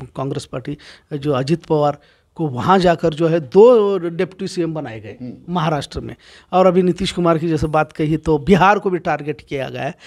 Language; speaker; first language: Hindi; non-native, local second language; Urdu